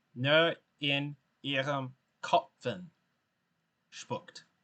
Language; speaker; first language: German; non-native, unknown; English